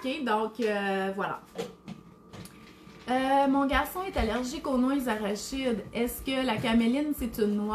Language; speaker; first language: French; native; French